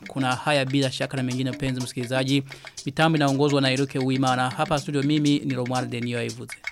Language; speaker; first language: Swahili; non-native, local second language; Rundi